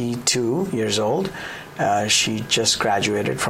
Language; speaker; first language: English; non-native, local second language; Gujarati